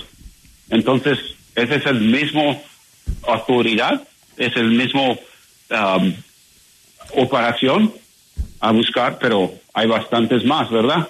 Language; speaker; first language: Spanish; non-native, learner; English